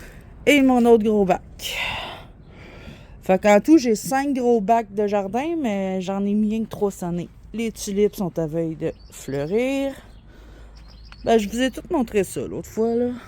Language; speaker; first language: French; native; French